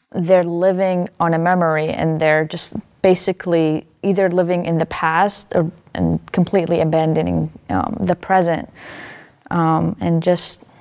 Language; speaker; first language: English; non-native, fluent; Arabic